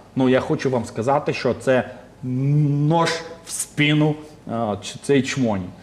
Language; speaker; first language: Ukrainian; non-native, local second language; Russian